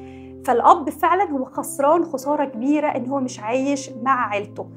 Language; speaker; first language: Arabic; native; Arabic